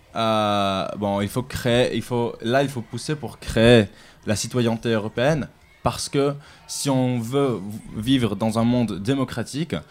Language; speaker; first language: French; non-native, fluent; Greek